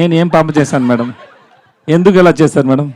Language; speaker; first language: Telugu; non-native, learner; Tamil